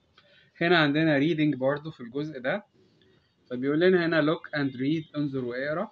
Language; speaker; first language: Arabic; native; Arabic